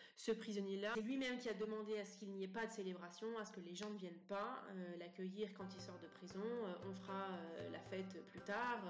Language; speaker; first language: French; native; French